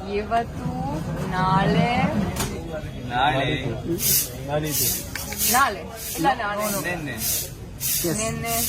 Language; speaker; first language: Kannada; non-native, learner; English